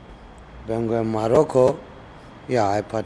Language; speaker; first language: Spanish; non-native, learner; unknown